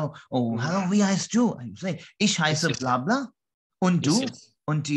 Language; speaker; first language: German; non-native, learner; Hindi